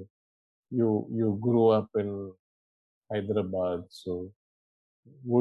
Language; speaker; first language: English; non-native, local second language; Gujarati